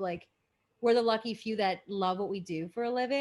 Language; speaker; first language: English; native; English